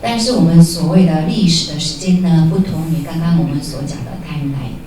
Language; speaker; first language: Chinese; native; Chinese